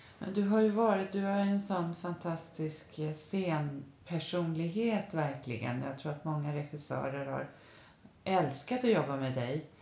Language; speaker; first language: Swedish; native; Swedish